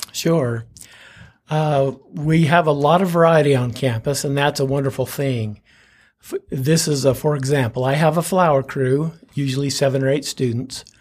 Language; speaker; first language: English; native; English